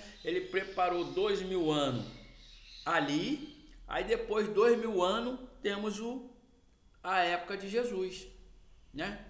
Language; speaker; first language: Portuguese; native; Portuguese